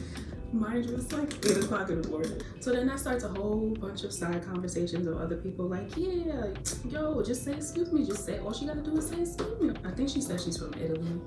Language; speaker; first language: English; native; English